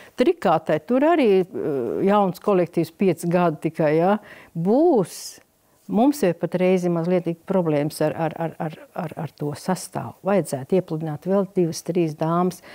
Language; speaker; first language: Latvian; native; Latvian